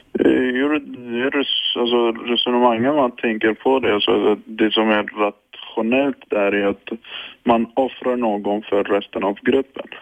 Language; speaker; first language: Swedish; non-native, fluent; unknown